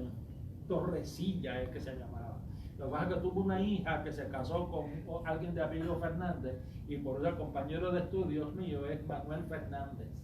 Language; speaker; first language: Spanish; native; Spanish